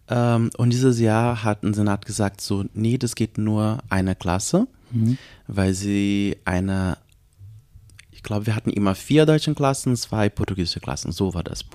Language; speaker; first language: German; non-native, learner; Portuguese